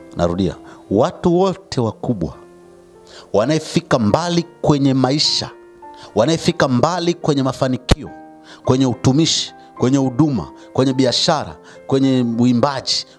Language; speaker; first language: Swahili; native; Swahili